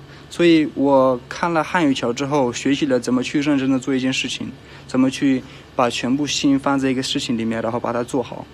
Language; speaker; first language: Chinese; non-native, fluent; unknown